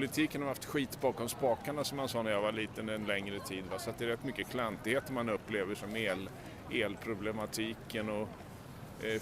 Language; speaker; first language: Swedish; native; Swedish